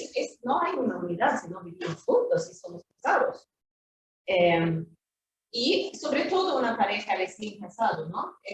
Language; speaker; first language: Spanish; non-native, fluent; Swedish